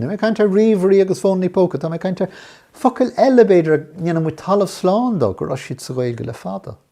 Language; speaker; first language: Irish; non-native, local second language; English